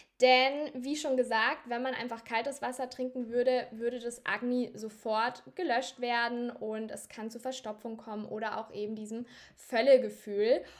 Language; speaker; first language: German; native; German